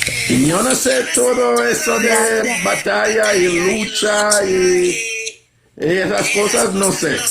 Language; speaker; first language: Spanish; non-native, learner; Jamaican Creole English